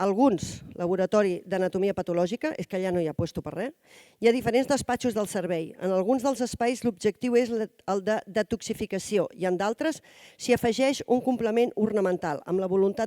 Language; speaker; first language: Catalan; native; Catalan